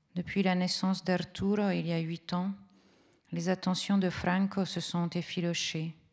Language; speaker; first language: French; early bilingual, other home language; Italian